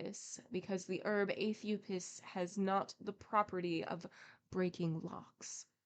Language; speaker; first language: English; native; English